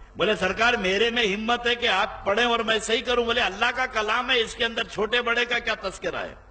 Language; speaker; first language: Urdu; native; Urdu